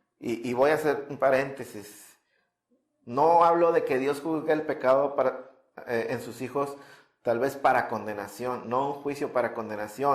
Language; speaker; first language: Spanish; native; Spanish